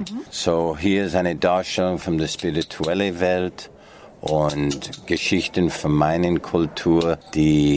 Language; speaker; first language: German; non-native, fluent; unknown